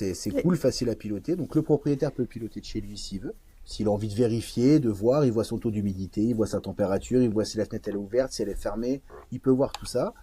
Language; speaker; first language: French; native; French